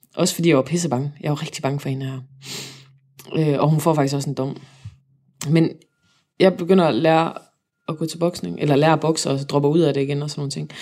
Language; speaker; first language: Danish; native; Danish